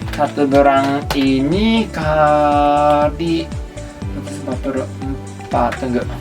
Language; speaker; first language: Indonesian; non-native, fluent; Japanese